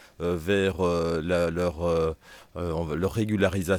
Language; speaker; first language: French; native; French